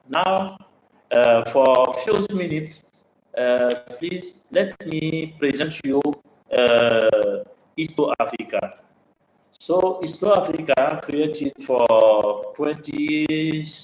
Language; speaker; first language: English; non-native, learner; French